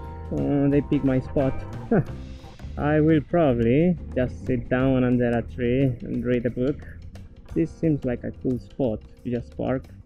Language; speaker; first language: English; non-native, fluent; Spanish